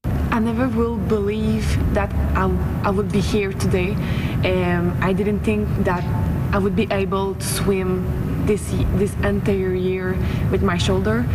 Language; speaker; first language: English; non-native, fluent; French